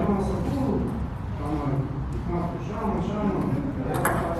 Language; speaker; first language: Hebrew; non-native, learner; Russian